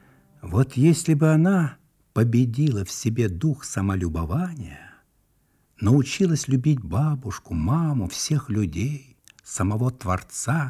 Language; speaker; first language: Russian; native; Russian